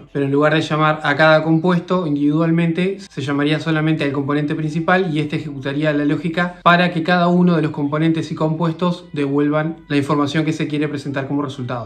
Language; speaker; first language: Spanish; native; Spanish